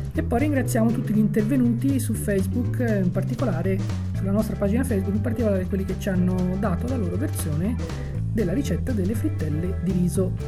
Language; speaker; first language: Italian; native; Italian